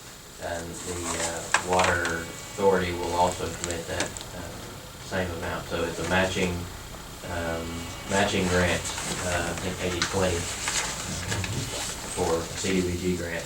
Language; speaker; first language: English; native; English